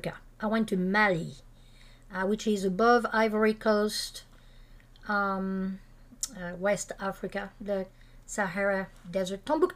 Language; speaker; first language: English; non-native, fluent; French